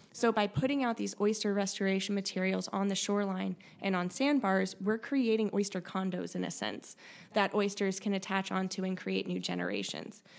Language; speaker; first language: English; native; English